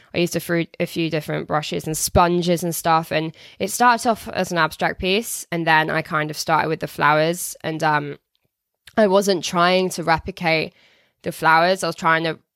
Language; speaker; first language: English; native; English